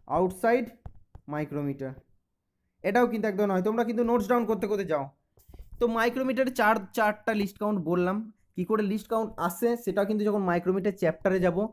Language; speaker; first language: Bangla; native; Bangla